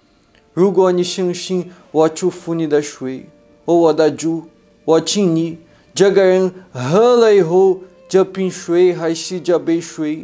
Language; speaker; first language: Chinese; non-native, fluent; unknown